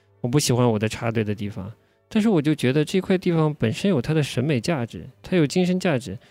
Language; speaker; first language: Chinese; native; Chinese